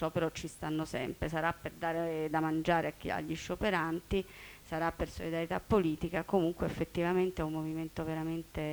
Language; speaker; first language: Italian; native; Italian